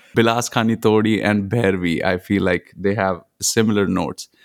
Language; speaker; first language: English; non-native, local second language; Punjabi